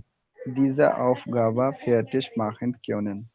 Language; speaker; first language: German; non-native, learner; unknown